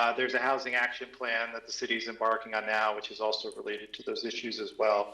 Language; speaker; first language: English; native; English